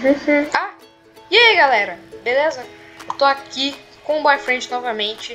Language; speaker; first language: Portuguese; native; Portuguese